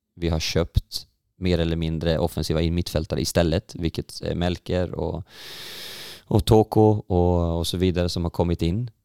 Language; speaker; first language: Swedish; native; Swedish